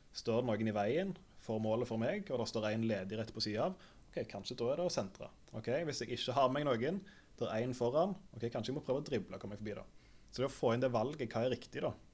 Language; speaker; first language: Norwegian; native; Norwegian